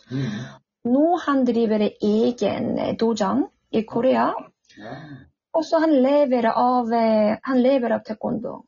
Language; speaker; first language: Norwegian; non-native, fluent; Korean